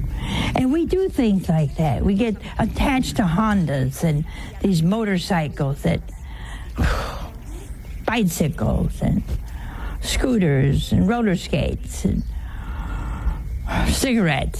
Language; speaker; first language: English; native; English